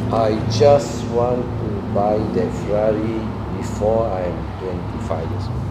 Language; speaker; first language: English; non-native, local second language; Min Nan Chinese